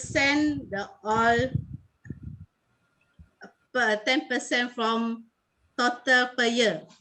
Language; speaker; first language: English; non-native, learner; Malay